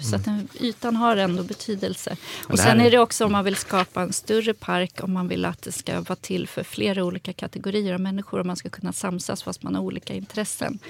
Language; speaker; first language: Swedish; native; Swedish